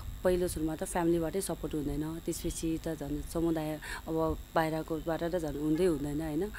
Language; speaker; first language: Nepali; non-native, local second language; Sherpa